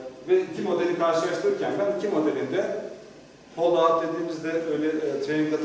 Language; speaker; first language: Turkish; native; Turkish